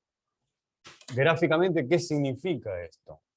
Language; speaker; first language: Spanish; native; Spanish